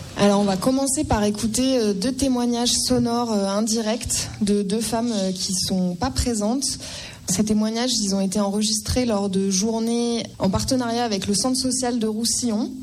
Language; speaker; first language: French; native; French